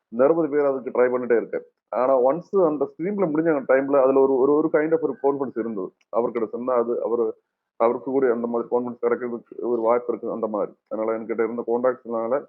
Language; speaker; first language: Tamil; non-native, learner; Malayalam